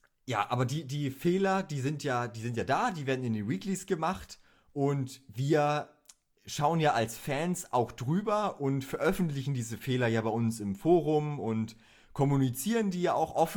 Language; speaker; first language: German; native; German